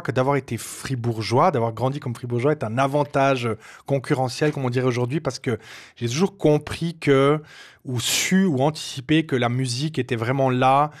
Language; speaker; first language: French; native; French